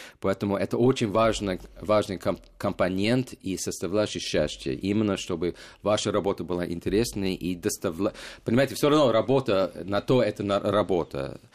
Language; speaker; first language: Russian; non-native, fluent; English